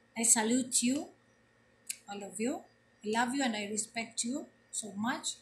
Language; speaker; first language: English; non-native, local second language; Swahili